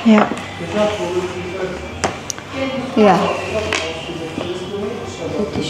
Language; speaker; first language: German; non-native, learner; Filipino